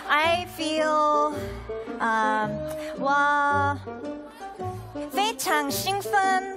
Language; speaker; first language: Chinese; non-native, learner; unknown